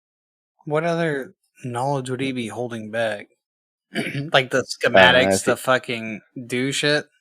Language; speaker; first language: English; native; English